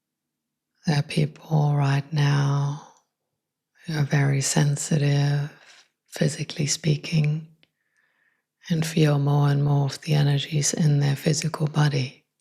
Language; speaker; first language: English; non-native, fluent; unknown